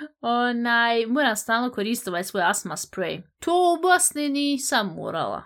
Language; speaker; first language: Bosnian; native; Bosnian